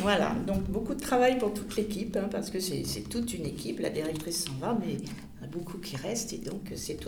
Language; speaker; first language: French; native; French